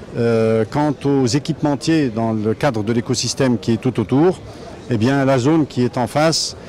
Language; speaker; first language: French; non-native, local second language; Arabic